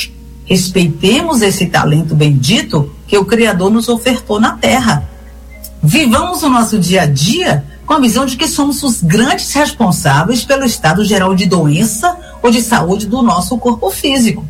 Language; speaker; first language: Portuguese; native; Portuguese